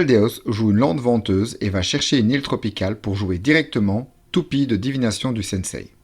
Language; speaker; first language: French; native; French